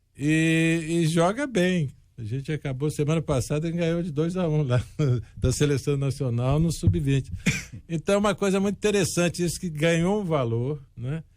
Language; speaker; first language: Portuguese; native; Portuguese